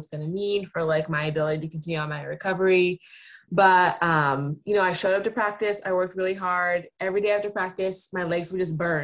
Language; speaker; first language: English; native; English